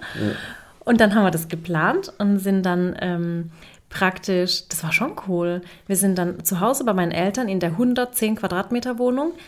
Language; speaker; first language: German; early bilingual, other home language; Turkish